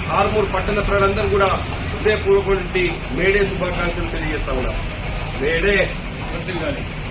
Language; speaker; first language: Telugu; native; Telugu